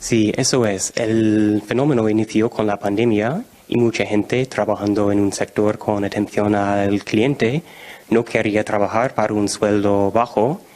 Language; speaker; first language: Spanish; non-native, fluent; English